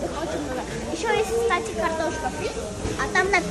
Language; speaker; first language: Russian; early bilingual, heritage; Russian